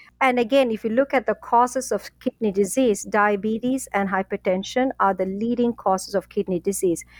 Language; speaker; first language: English; non-native, local second language; Tamil